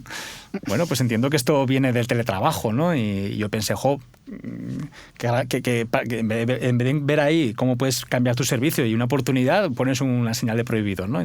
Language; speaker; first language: Spanish; native; Spanish